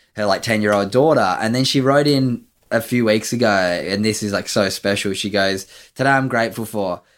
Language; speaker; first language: English; native; English